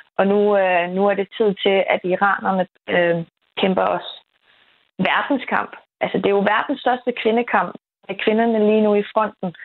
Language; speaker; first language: Danish; early bilingual, other home language; Kurdish